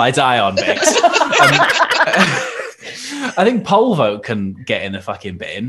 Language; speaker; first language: English; native; English